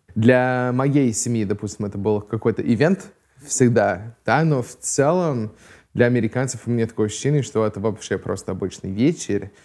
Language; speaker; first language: Russian; non-native, fluent; English